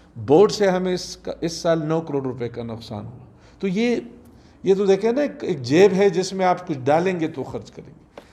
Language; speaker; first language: Urdu; non-native, local second language; Pashto